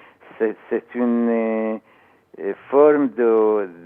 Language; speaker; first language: French; non-native, learner; Persian